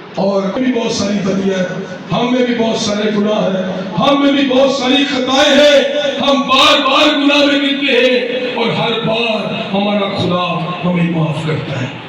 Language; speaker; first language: Urdu; non-native, local second language; Punjabi